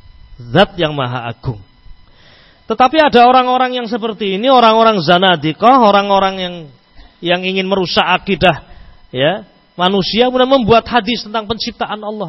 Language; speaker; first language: Indonesian; non-native, local second language; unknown